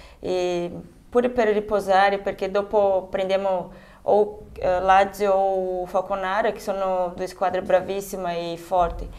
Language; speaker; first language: Italian; non-native, fluent; Portuguese